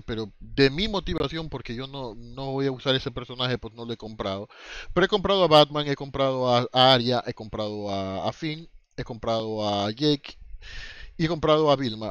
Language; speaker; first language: Spanish; native; Spanish